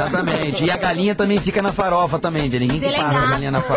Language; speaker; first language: Portuguese; native; Portuguese